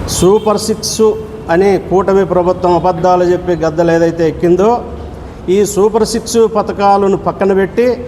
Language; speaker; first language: Telugu; native; Telugu